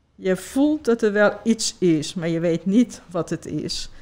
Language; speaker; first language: Dutch; non-native, fluent; Persian